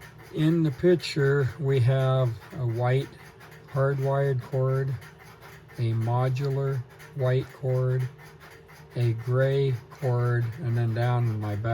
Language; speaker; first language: English; native; English